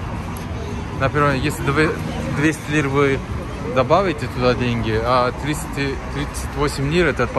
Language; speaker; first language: Russian; non-native, learner; Turkish